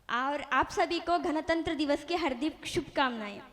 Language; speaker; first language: Hindi; non-native, local second language; Marathi